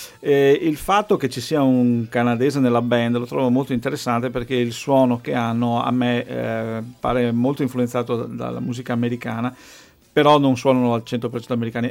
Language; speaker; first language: Italian; native; Italian